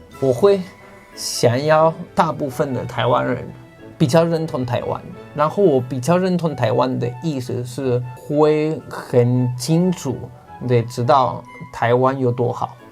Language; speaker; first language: Chinese; non-native, fluent; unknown